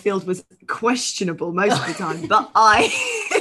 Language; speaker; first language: English; native; English